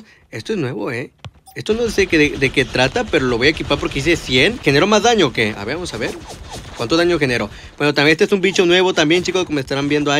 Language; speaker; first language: Spanish; native; Spanish